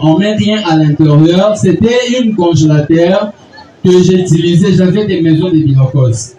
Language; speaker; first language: French; non-native, local second language; Lingala